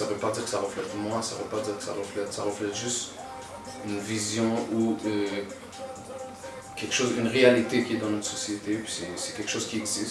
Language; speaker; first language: French; native; French